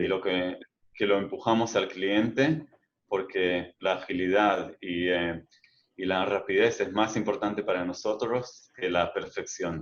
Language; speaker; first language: Spanish; non-native, fluent; Hebrew